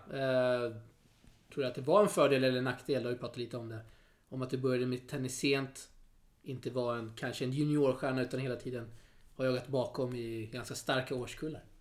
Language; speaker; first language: Swedish; native; Swedish